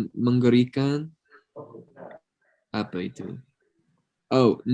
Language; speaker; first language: Indonesian; non-native, fluent; English